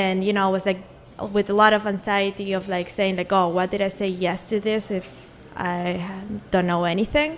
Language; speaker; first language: English; non-native, fluent; Spanish